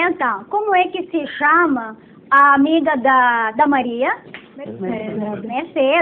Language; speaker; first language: Portuguese; non-native, fluent; Spanish